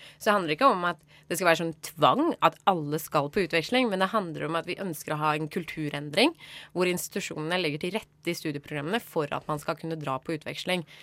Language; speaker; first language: Norwegian; native; Norwegian